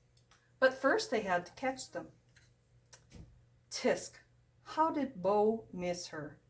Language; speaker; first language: English; native; English